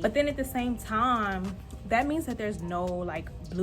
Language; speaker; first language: English; native; English